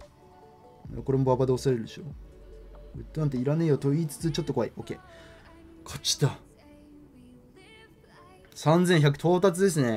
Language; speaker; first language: Japanese; native; Japanese